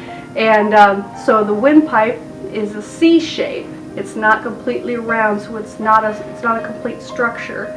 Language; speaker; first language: English; native; English